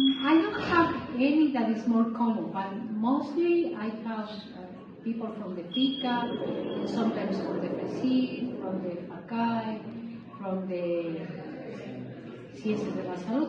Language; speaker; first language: English; non-native, fluent; Spanish